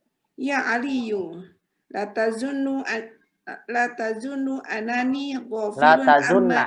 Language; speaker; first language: Arabic; non-native, learner; Indonesian